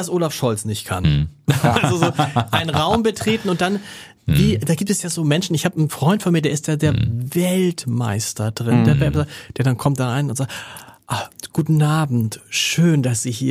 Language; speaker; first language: German; native; German